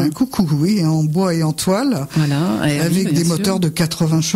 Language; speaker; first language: French; native; French